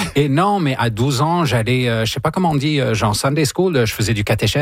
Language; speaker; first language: French; non-native, local second language; Arabic